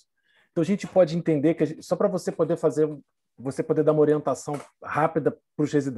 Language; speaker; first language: Portuguese; native; Portuguese